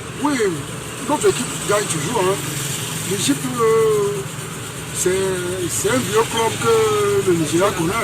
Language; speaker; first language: French; non-native, fluent; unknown